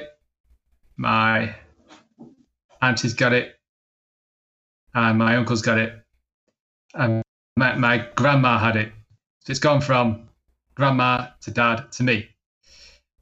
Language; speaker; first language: English; native; English